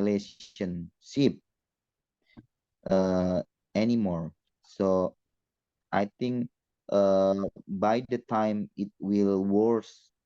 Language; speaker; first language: English; non-native, learner; Indonesian